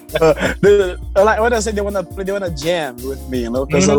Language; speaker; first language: English; non-native, learner; Portuguese